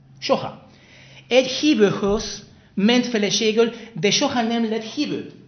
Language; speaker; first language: Hungarian; non-native, learner; Spanish